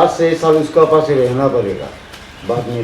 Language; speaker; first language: Hindi; non-native, local second language; Assamese